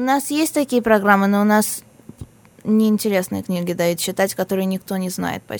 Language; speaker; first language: Russian; early bilingual, heritage; Russian